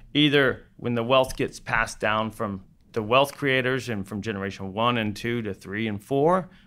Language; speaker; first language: English; native; English